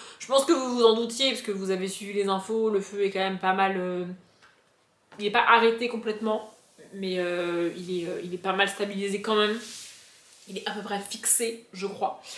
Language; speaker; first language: French; native; French